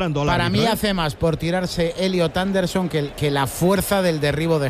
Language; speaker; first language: Spanish; native; Spanish